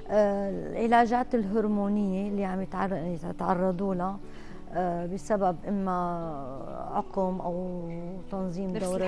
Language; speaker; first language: Arabic; native; Arabic